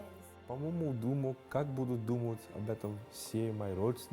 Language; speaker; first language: Russian; non-native, learner; Hindi